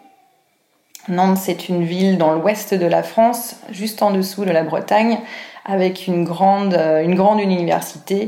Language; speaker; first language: French; native; French